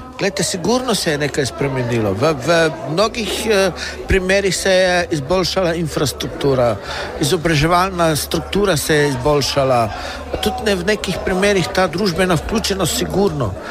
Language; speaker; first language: Slovenian; non-native, local second language; Romany